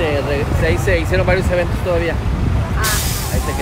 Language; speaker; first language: Spanish; native; Spanish